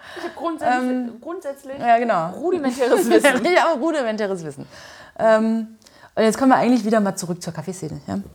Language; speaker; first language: German; native; German